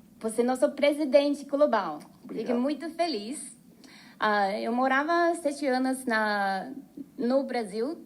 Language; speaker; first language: Portuguese; non-native, learner; Chinese